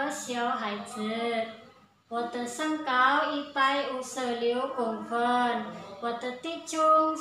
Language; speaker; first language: Chinese; non-native, learner; Indonesian